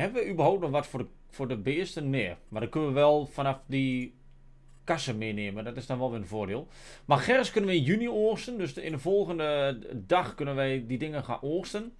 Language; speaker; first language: Dutch; native; Dutch